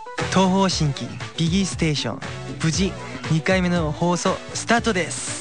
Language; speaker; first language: Japanese; non-native, fluent; Korean